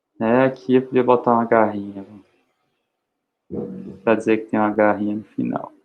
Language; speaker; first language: Portuguese; native; Portuguese